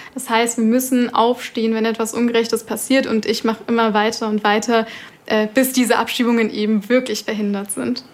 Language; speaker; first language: German; early bilingual, other home language; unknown